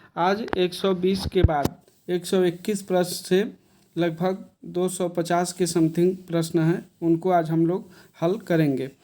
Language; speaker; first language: Hindi; native; Hindi